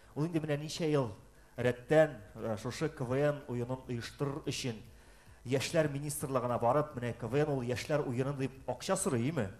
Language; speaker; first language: Tatar; native; Tatar